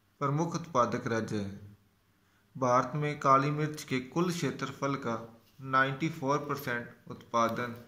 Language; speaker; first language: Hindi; non-native, local second language; Punjabi